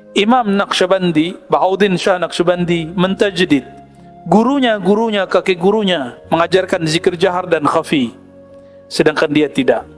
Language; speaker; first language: Malay; non-native, local second language; Minangkabau